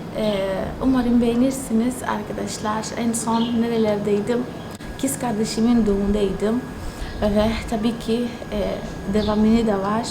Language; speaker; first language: Turkish; non-native, fluent; Tsonga